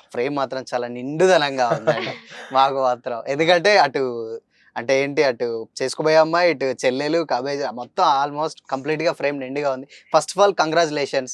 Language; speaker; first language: Telugu; native; Telugu